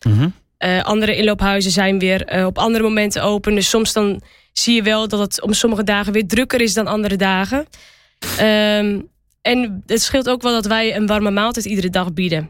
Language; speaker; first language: Dutch; native; Dutch